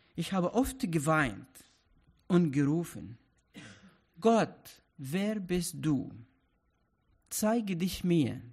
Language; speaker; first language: German; non-native, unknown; Arabic